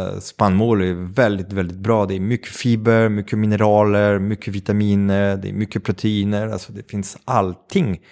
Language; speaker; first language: Swedish; non-native, fluent; French